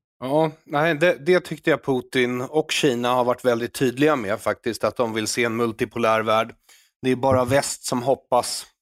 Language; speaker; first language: Swedish; native; Swedish